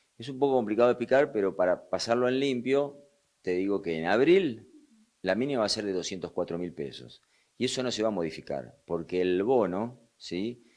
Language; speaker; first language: Spanish; native; Spanish